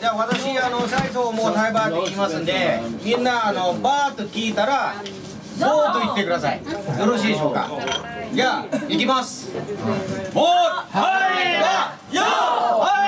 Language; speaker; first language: Japanese; non-native, fluent; Vietnamese